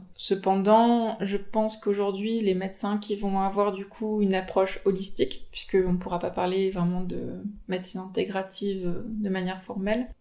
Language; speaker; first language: French; native; French